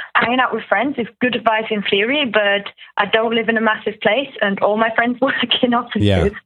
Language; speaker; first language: English; non-native, fluent; German